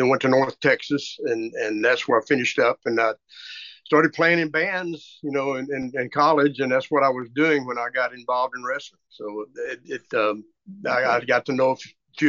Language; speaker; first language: English; native; English